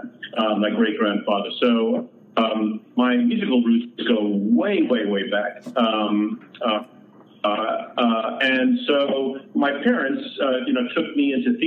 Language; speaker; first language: English; native; English